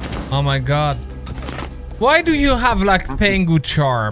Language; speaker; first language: English; non-native, fluent; French